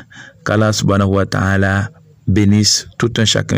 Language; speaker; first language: French; non-native, local second language; Fon